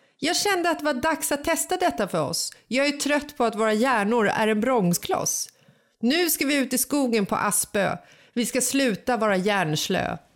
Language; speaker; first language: Swedish; native; Swedish